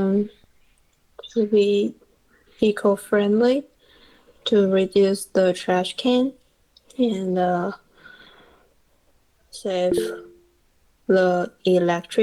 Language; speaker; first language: English; non-native, learner; Chinese